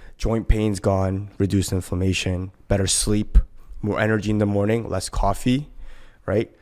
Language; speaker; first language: English; early bilingual, other home language; Korean